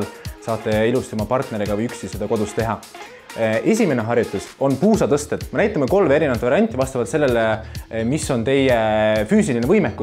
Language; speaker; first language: Estonian; native; Estonian